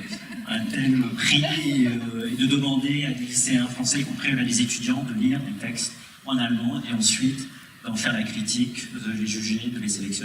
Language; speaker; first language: French; native; French